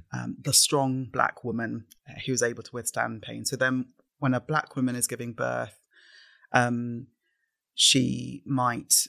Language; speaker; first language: English; native; English